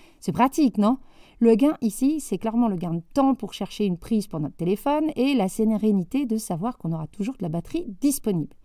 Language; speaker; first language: French; native; French